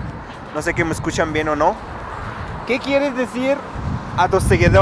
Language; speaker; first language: Spanish; non-native, fluent; Arabic